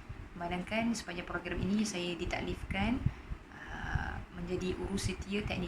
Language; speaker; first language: Malay; native; Malay